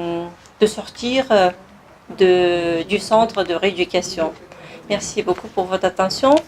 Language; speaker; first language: French; non-native, fluent; Kazakh